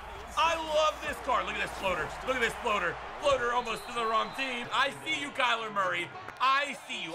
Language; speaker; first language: English; native; English